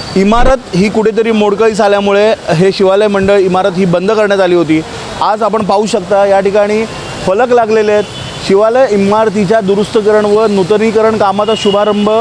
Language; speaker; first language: Marathi; native; Marathi